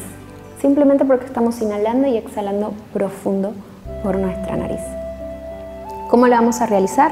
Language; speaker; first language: Spanish; native; Spanish